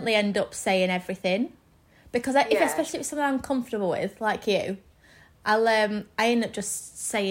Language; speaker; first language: English; native; English